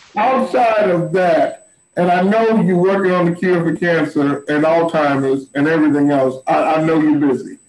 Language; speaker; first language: English; native; English